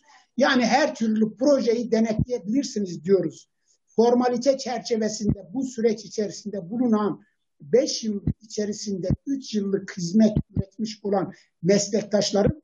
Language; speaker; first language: Turkish; native; Turkish